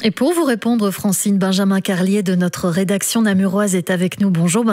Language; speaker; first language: French; native; French